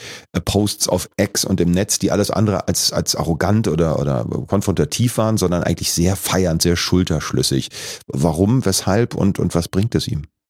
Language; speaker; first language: German; native; German